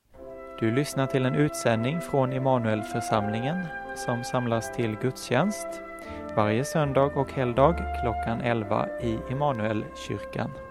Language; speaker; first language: Swedish; native; Swedish